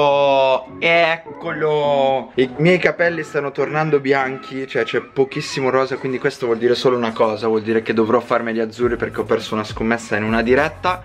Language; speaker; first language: Italian; native; Italian